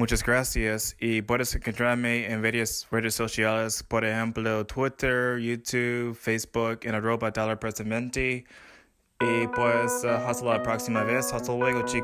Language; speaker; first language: Spanish; non-native, fluent; English